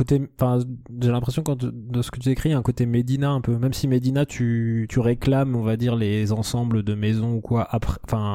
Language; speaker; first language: French; native; French